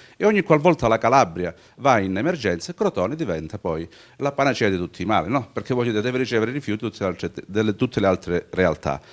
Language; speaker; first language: Italian; native; Italian